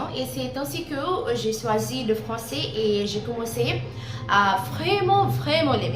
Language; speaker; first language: French; non-native, learner; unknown